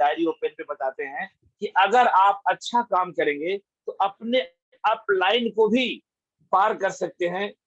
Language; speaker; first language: Hindi; native; Hindi